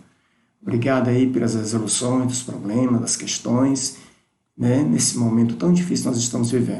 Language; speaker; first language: Portuguese; native; Portuguese